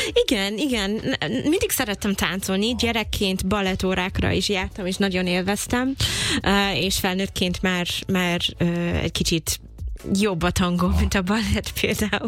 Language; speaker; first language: Hungarian; non-native, fluent; English